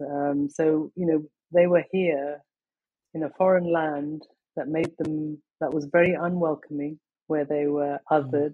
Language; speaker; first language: English; native; English